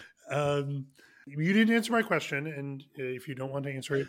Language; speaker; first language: English; native; English